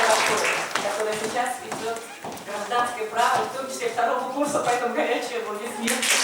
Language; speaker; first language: Russian; native; Russian